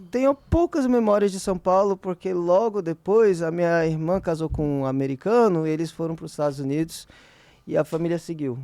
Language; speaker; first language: Portuguese; early bilingual, heritage; Portuguese